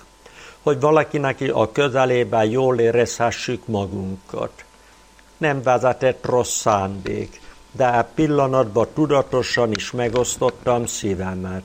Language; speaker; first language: Hungarian; native; Hungarian